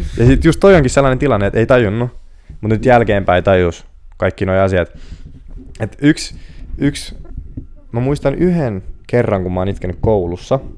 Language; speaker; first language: Finnish; early bilingual, other home language; Portuguese